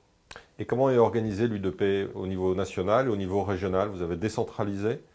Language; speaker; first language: French; native; French